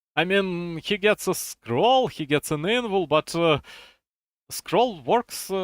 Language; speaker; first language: English; non-native, fluent; Russian